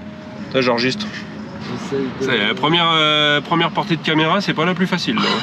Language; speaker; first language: French; native; French